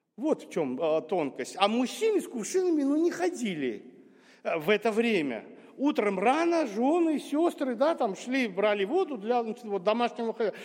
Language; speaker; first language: Russian; non-native, local second language; Armenian